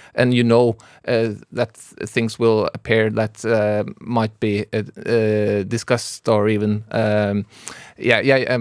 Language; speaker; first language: English; non-native, fluent; Norwegian